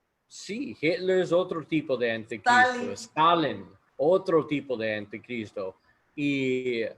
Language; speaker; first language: Spanish; non-native, learner; English